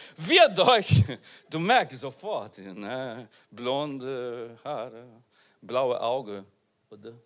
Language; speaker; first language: German; non-native, learner; Portuguese